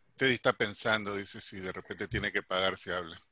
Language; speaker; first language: Spanish; native; Spanish